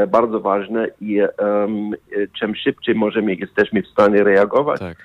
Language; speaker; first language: Polish; non-native, learner; German